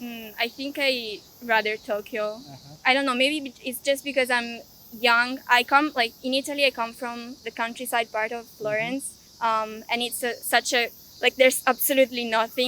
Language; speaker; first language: English; non-native, fluent; Italian